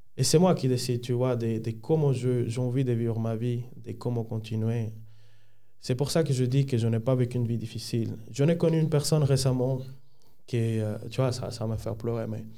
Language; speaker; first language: French; non-native, fluent; Spanish